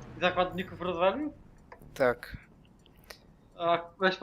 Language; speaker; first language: Polish; native; Polish